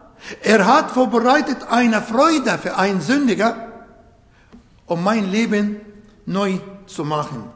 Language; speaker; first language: German; non-native, learner; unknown